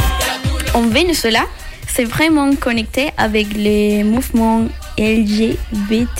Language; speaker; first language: French; non-native, learner; Spanish